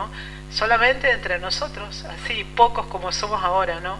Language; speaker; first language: Spanish; native; Spanish